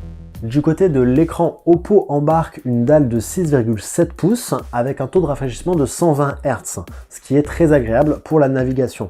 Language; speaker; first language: French; native; French